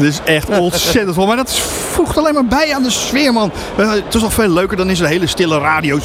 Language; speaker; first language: Dutch; native; Dutch